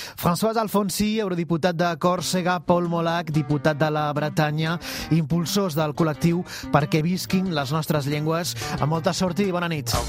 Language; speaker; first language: Catalan; native; Catalan